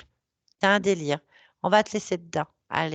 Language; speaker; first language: French; native; French